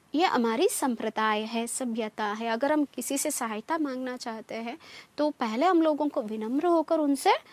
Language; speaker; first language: Hindi; non-native, local second language; Kannada